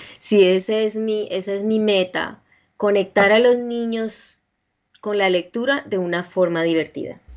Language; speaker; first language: Spanish; native; Spanish